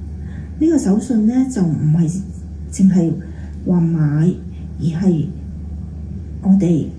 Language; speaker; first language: Cantonese; native; Cantonese